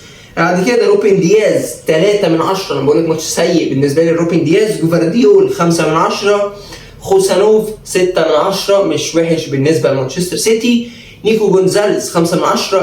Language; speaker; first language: Arabic; native; Arabic